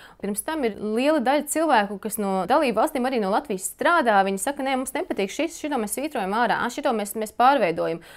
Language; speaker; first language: Latvian; native; Latvian